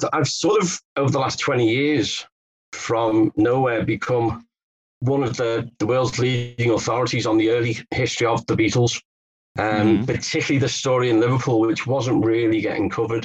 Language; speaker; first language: English; native; English